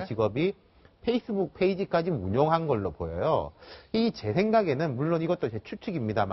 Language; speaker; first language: Korean; native; Korean